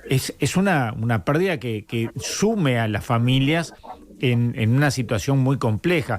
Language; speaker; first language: Spanish; native; Spanish